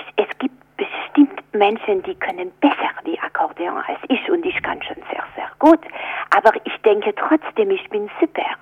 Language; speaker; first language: German; non-native, fluent; French